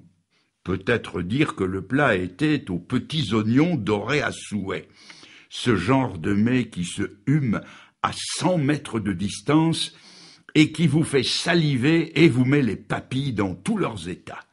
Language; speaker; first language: French; native; French